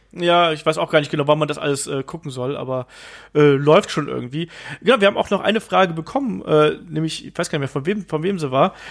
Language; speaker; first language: German; native; German